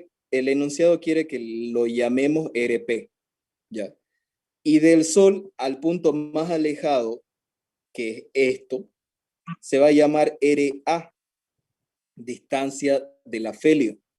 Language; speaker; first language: Spanish; native; Spanish